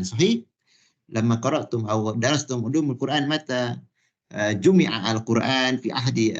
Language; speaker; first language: Arabic; non-native, fluent; Malay